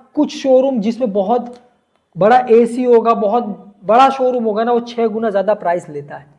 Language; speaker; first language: Hindi; non-native, local second language; Gujarati